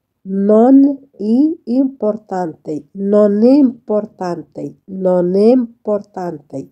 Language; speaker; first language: Italian; non-native, fluent; Arabic